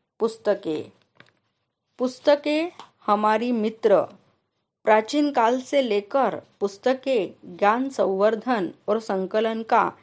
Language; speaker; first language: Hindi; non-native, local second language; Marathi